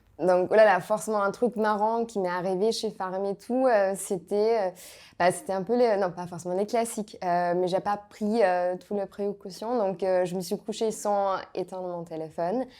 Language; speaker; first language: French; non-native, fluent; German